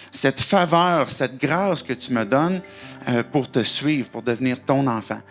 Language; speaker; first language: French; native; French